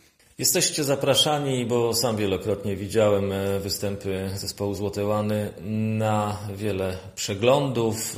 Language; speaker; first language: Polish; native; Polish